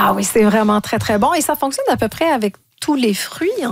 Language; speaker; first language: French; native; French